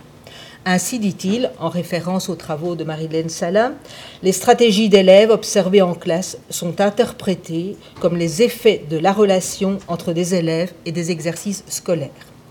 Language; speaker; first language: French; native; French